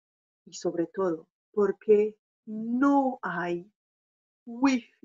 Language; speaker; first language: Spanish; non-native, fluent; French